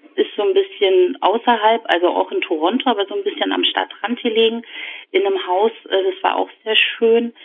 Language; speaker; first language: German; native; German